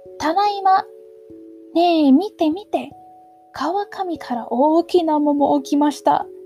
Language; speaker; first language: Japanese; non-native, learner; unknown